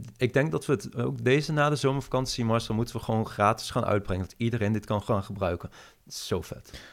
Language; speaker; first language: Dutch; native; Dutch